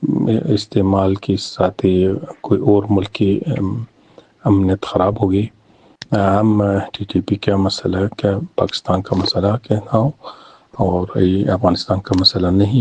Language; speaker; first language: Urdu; non-native, learner; Pashto